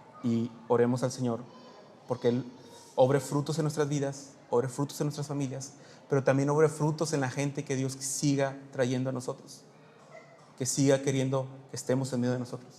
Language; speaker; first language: Spanish; native; Spanish